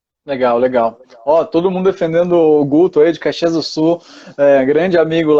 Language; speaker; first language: Portuguese; native; Portuguese